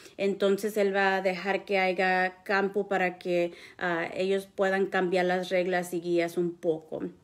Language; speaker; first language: Spanish; early bilingual, heritage; Spanish